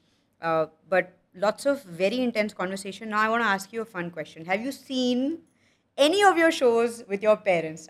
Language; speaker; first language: English; non-native, local second language; Hindi